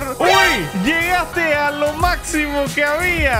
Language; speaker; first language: Spanish; native; Spanish